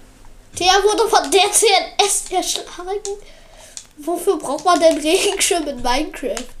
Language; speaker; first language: German; native; German